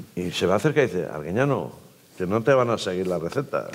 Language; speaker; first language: Spanish; native; Spanish